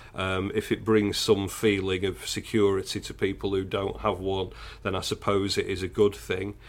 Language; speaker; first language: English; native; English